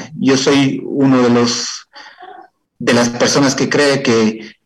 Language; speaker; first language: Spanish; native; Spanish